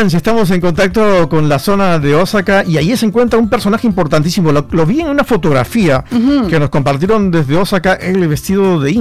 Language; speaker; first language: Spanish; native; Spanish